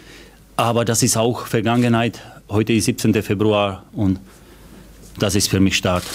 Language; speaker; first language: German; non-native, fluent; Slovak